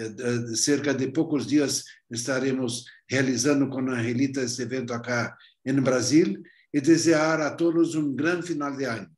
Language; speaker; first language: Spanish; non-native, fluent; Portuguese